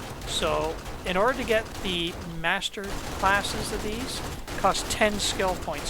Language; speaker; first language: English; native; English